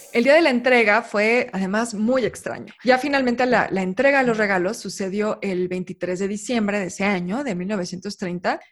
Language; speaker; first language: Spanish; native; Spanish